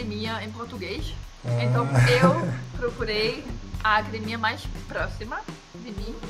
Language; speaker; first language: Portuguese; non-native, fluent; Danish